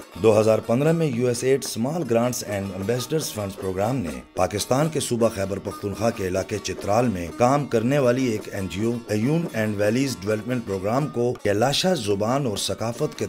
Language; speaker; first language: Urdu; native; Urdu